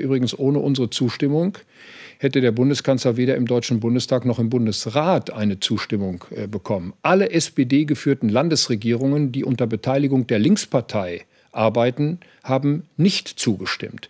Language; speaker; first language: German; native; German